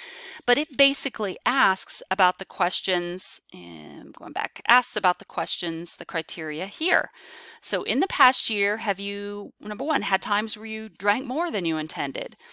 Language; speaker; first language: English; native; English